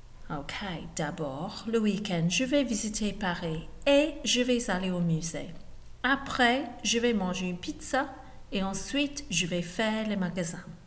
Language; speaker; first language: French; non-native, fluent; English